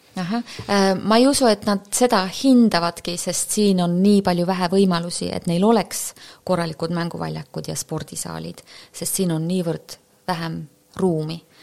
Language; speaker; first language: Estonian; native; Estonian